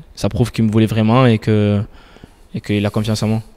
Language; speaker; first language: French; native; French